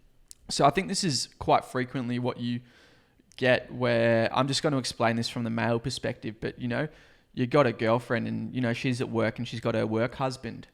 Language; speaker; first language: English; native; English